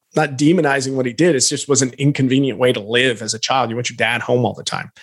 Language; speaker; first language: English; native; English